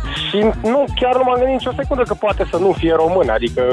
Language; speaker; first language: Romanian; native; Romanian